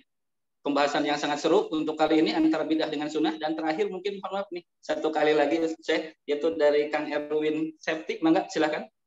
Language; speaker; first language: Indonesian; native; Indonesian